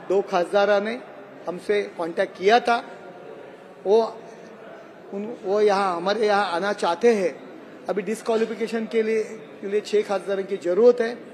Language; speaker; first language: Hindi; non-native, local second language; Marathi